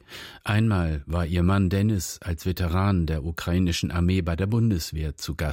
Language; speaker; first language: German; native; German